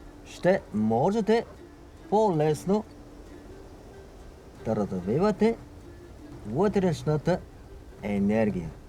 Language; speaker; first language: Bulgarian; non-native, learner; Chinese